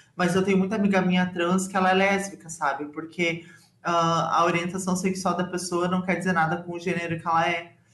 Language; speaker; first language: Portuguese; native; Portuguese